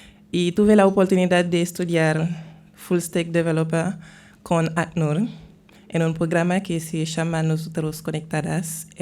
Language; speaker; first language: Spanish; non-native, fluent; Haitian Creole